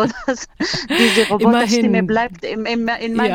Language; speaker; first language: German; non-native, learner; Arabic